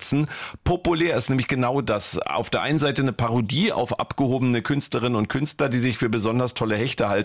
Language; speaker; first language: German; native; German